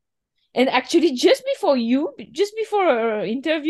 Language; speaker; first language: English; non-native, fluent; French